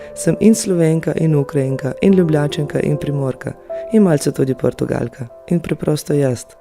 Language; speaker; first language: Slovenian; early bilingual, other home language; Russian